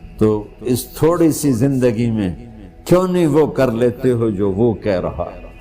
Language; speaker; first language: Urdu; non-native, local second language; Punjabi